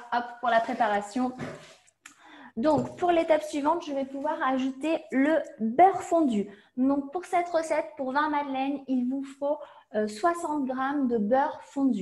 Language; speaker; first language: French; native; French